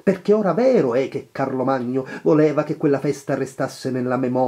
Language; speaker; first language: Italian; native; Italian